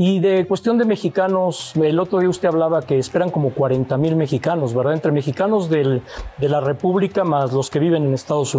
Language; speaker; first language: Spanish; native; Spanish